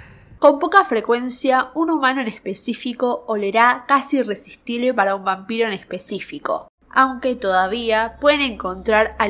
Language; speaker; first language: Spanish; native; Spanish